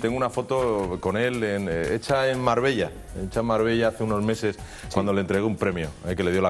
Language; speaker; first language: Spanish; native; Spanish